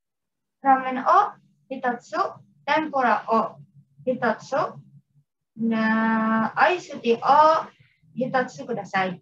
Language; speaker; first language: Japanese; non-native, learner; Indonesian